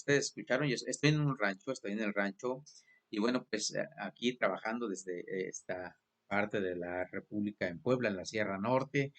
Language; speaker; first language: Spanish; native; Spanish